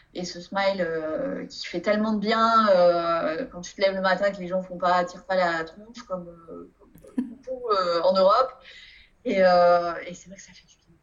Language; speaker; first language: French; native; French